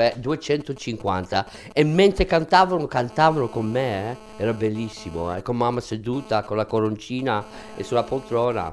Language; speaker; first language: Italian; non-native, fluent; English